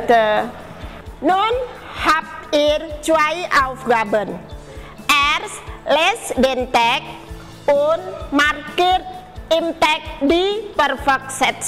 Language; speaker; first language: German; non-native, fluent; Indonesian